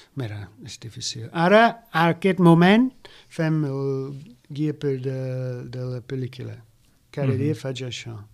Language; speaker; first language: Catalan; non-native, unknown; English